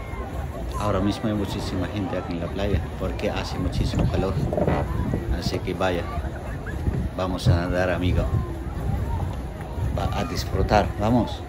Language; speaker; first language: Spanish; non-native, fluent; Filipino